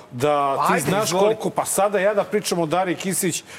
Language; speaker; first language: Serbian; native; Serbian